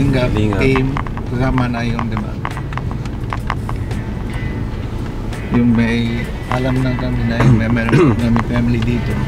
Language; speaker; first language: Filipino; non-native, local second language; Cebuano